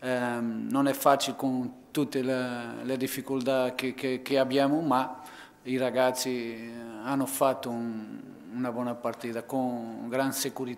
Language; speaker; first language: Italian; non-native, fluent; Portuguese